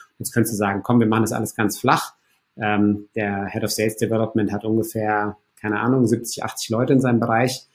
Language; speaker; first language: German; early bilingual, other home language; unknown